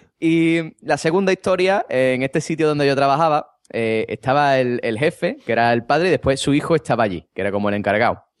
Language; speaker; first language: Spanish; native; Spanish